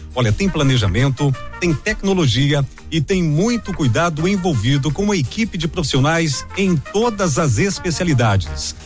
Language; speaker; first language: Portuguese; native; Portuguese